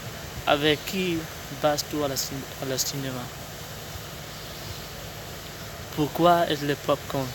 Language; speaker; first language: French; non-native, learner; Spanish